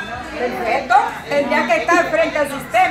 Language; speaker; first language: Spanish; native; Spanish